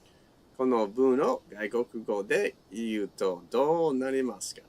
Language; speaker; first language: Japanese; non-native, fluent; English